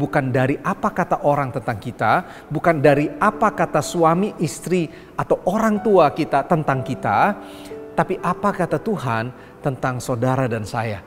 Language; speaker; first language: Indonesian; native; Indonesian